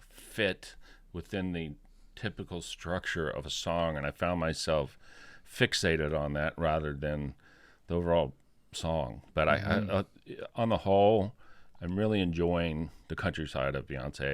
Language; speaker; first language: English; native; English